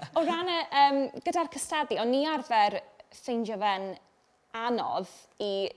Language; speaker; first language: Welsh; non-native, local second language; English